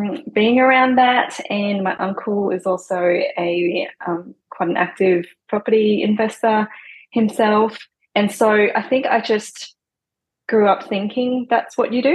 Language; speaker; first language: English; non-native, local second language; Cantonese